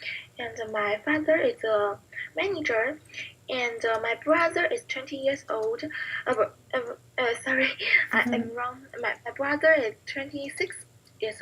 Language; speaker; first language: English; non-native, learner; Chinese